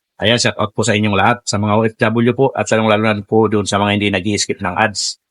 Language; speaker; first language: Filipino; non-native, local second language; Bikol